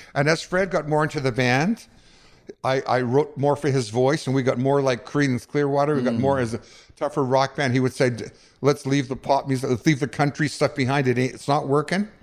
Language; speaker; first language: English; native; English